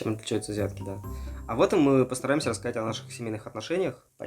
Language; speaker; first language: Russian; native; Russian